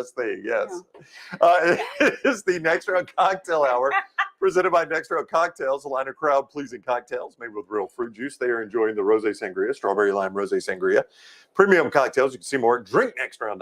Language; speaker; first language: English; native; English